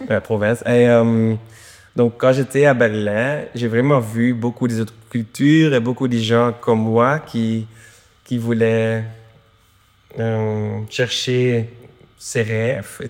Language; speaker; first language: French; non-native, learner; Dutch